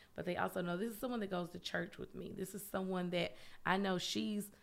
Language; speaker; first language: English; native; English